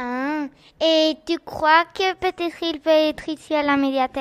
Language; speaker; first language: French; non-native, learner; Spanish